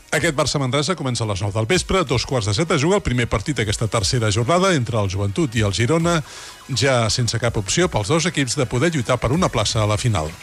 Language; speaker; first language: Catalan; native; Catalan